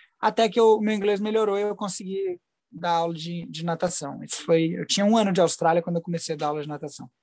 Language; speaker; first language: Portuguese; native; Portuguese